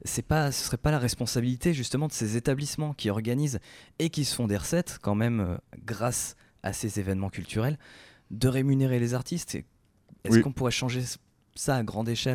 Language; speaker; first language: French; native; French